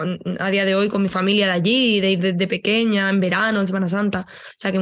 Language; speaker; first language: Spanish; native; Spanish